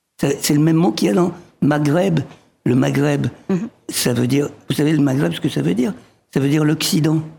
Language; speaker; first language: French; early bilingual, other home language; Arabic